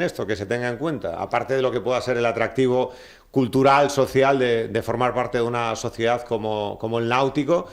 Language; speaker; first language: Spanish; native; Spanish